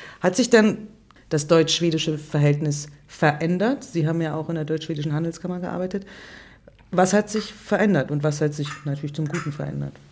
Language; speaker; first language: German; native; German